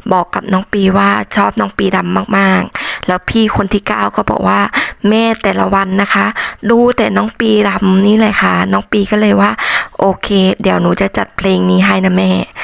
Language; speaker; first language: Thai; non-native, local second language; Khmer